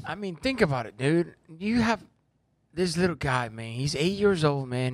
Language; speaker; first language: English; non-native, fluent; Spanish